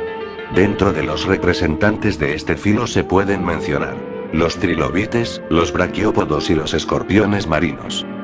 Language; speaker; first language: Spanish; native; Spanish